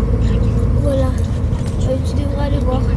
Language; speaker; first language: French; native; French